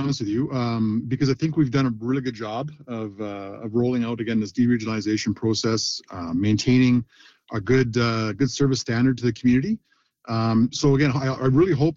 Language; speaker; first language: English; native; English